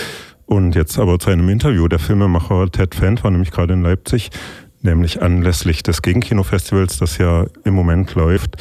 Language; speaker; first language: German; native; German